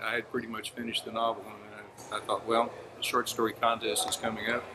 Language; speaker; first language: English; native; English